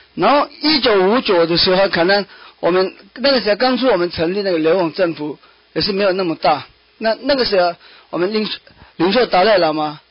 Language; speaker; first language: Chinese; non-native, learner; Tibetan